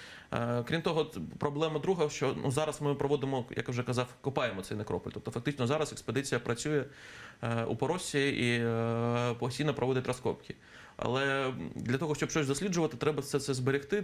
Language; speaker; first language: Ukrainian; native; Ukrainian